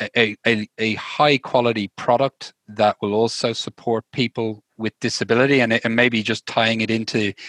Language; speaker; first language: English; native; English